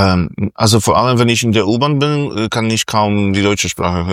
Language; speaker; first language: German; non-native, fluent; Polish